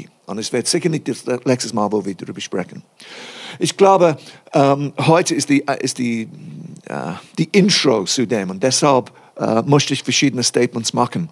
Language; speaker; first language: German; non-native, fluent; English